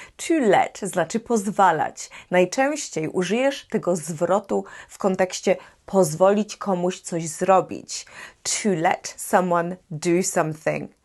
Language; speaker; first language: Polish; native; Polish